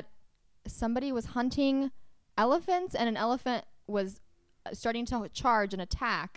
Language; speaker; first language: English; early bilingual, other home language; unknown